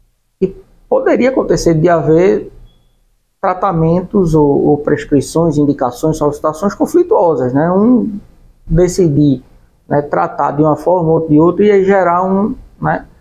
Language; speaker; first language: Portuguese; native; Portuguese